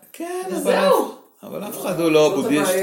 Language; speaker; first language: Hebrew; native; Hebrew